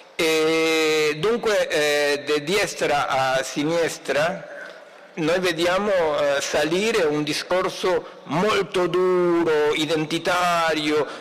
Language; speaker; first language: Italian; non-native, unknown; Spanish